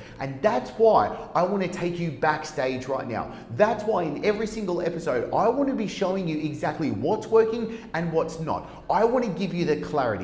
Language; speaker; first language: English; native; English